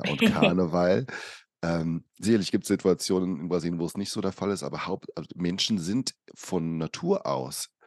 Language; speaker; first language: German; early bilingual, other home language; Portuguese